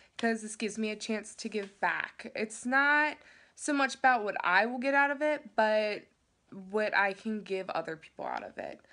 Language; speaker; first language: English; native; English